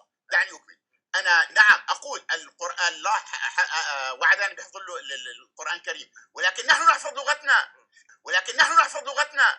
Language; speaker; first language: Arabic; native; Arabic